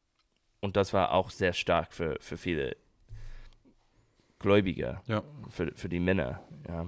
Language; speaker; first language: German; non-native, learner; English